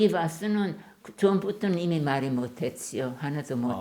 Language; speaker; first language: Korean; non-native, learner; German